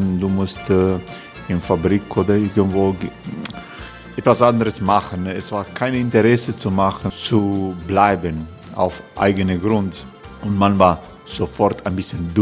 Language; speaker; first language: German; non-native, learner; Croatian